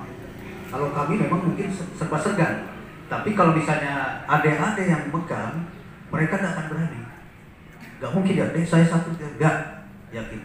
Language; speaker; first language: Indonesian; native; Indonesian